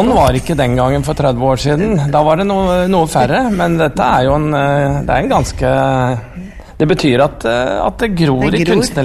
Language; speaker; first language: Norwegian; native; Norwegian